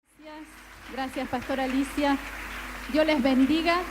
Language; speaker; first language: Spanish; native; Spanish